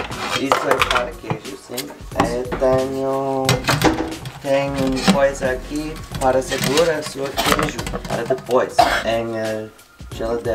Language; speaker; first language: Portuguese; non-native, learner; English